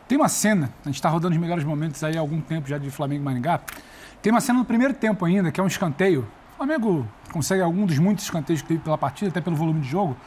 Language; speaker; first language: Portuguese; native; Portuguese